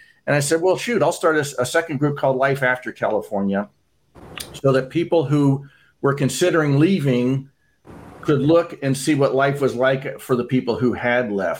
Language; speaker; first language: English; native; English